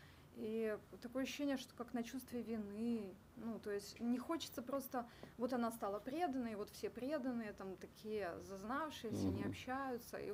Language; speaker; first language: Russian; native; Russian